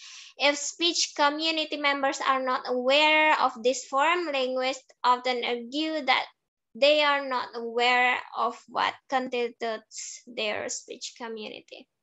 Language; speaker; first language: English; non-native, learner; Indonesian